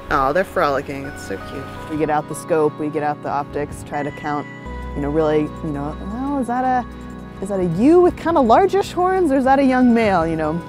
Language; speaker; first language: English; native; English